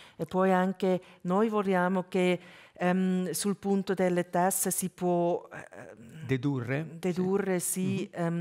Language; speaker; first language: Italian; non-native, local second language; German